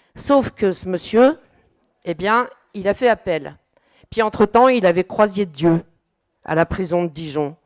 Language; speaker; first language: French; native; French